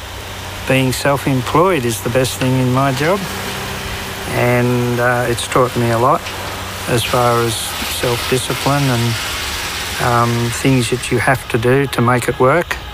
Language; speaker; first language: English; native; English